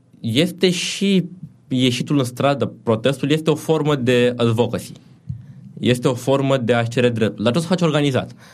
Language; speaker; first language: Romanian; native; Romanian